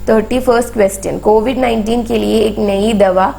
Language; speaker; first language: Hindi; non-native, local second language; Malayalam